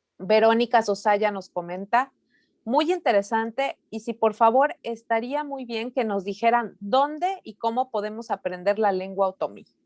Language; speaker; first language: Spanish; native; Spanish